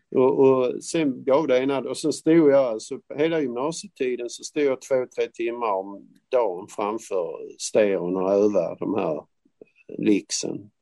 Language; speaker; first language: Swedish; native; Swedish